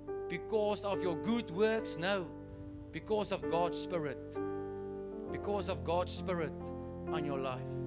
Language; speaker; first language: English; non-native, local second language; Afrikaans